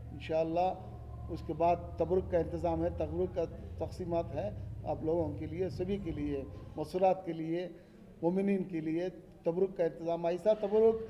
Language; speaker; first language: Hindi; non-native, local second language; Urdu